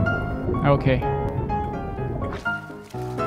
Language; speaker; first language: English; non-native, learner; Korean